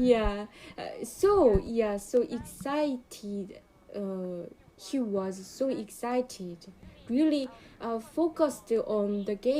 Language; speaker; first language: English; non-native, learner; Korean